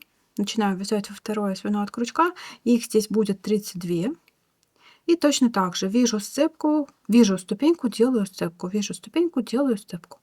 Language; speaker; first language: Russian; native; Russian